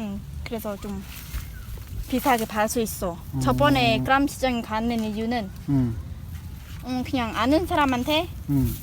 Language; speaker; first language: Korean; non-native, learner; Khmer